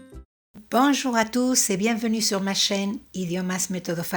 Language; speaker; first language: French; non-native, fluent; Spanish